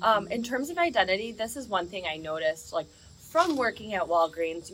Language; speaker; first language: English; early bilingual, other home language; Serbian